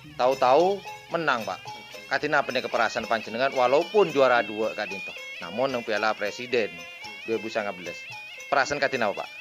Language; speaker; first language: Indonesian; non-native, local second language; Madurese